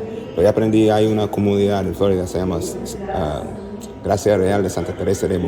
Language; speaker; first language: Spanish; non-native, learner; English